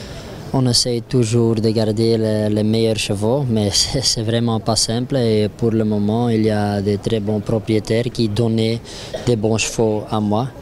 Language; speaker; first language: French; non-native, local second language; Dutch